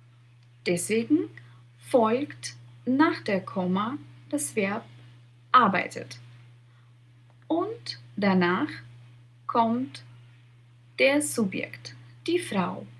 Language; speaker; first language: German; non-native, fluent; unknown